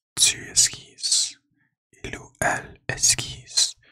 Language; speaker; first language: French; non-native, learner; English